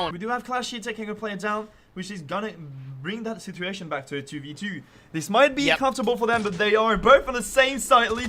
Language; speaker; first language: English; non-native, fluent; French